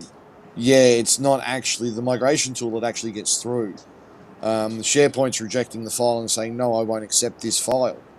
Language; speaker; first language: English; native; English